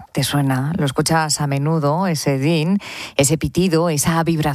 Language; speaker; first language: Spanish; native; Spanish